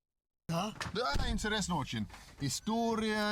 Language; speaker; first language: Russian; non-native, learner; English